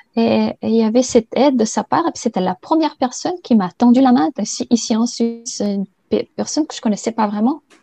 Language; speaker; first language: French; non-native, fluent; Bulgarian